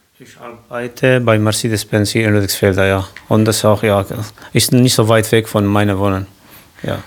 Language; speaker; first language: German; non-native, learner; Kurdish